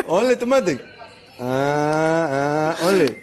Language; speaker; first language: English; non-native, learner; Arabic